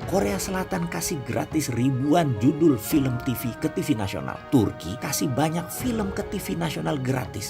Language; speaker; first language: Indonesian; native; Indonesian